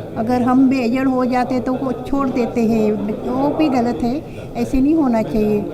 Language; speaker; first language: Hindi; non-native, local second language; Marathi